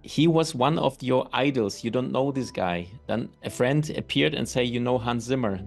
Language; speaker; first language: English; non-native, fluent; German